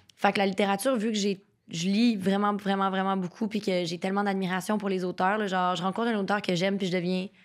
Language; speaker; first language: French; native; French